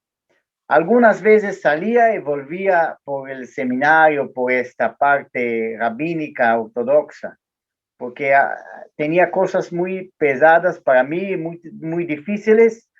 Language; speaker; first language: Spanish; non-native, learner; Portuguese